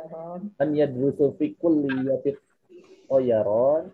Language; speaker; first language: Arabic; non-native, learner; Indonesian